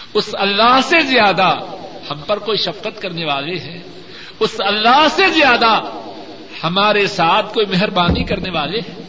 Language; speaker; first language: Urdu; non-native, local second language; Punjabi